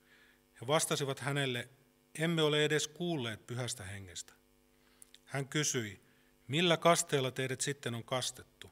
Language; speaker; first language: Finnish; native; Finnish